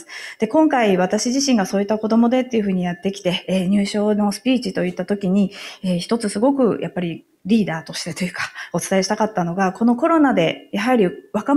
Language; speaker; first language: Japanese; native; Japanese